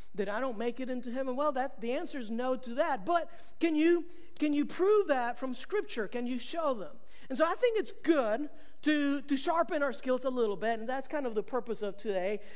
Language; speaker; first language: English; early bilingual, other home language; Spanish